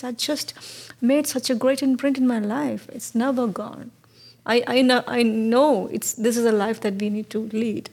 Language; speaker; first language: English; non-native, local second language; Malayalam